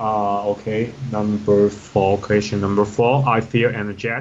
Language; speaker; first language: English; non-native, learner; Chinese